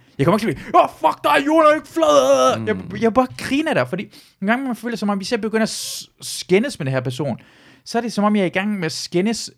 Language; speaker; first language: Danish; early bilingual, other home language; Persian